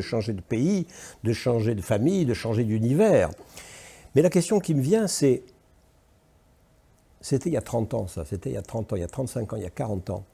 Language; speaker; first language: French; native; French